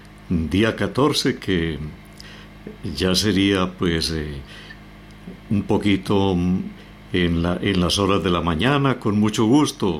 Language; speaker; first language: Spanish; native; Spanish